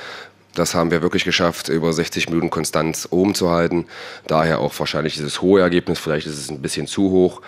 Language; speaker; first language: German; native; German